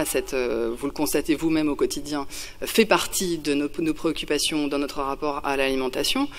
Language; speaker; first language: French; native; French